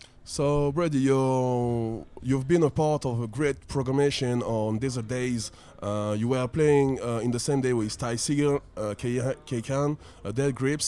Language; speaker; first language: English; non-native, learner; French